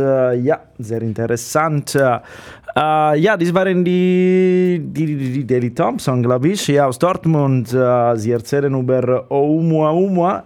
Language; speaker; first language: German; non-native, learner; Italian